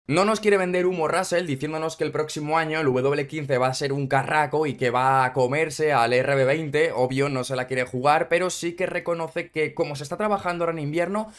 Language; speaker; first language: Spanish; native; Spanish